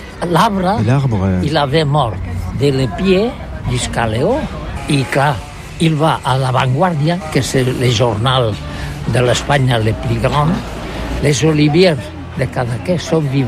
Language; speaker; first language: French; non-native, learner; Catalan